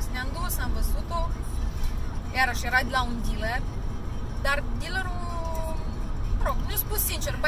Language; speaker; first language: Romanian; native; Romanian